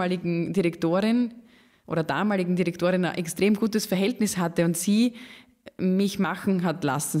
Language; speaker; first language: German; native; German